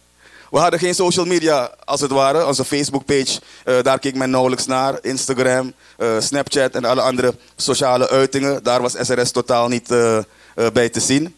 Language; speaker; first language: Dutch; native; Dutch